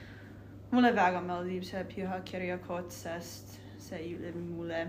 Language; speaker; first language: Estonian; non-native, learner; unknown